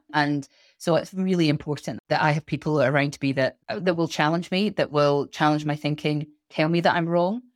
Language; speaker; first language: English; native; English